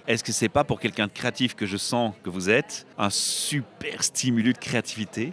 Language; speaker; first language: French; native; French